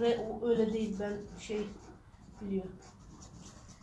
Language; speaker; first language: Turkish; early bilingual, heritage; Turkish